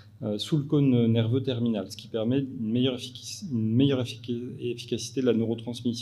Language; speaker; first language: French; native; French